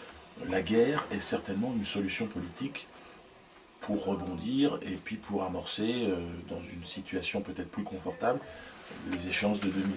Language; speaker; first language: French; native; French